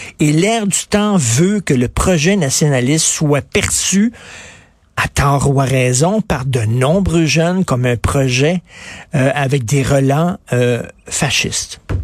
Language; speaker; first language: French; native; French